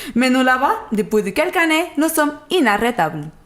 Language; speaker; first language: French; non-native, learner; Portuguese